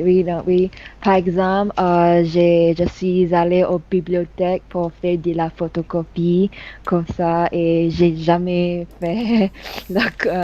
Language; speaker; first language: French; non-native, learner; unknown